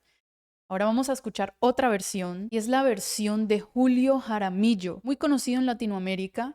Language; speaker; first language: Spanish; native; Spanish